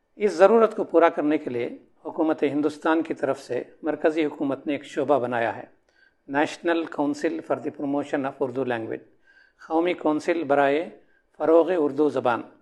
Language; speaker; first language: Urdu; native; Urdu